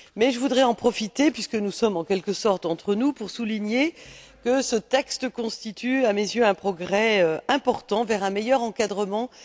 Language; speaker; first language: French; native; French